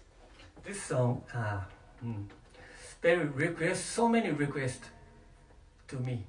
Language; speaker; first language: English; non-native, learner; Japanese